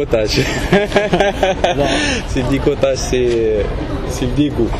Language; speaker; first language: French; non-native, local second language; Arabic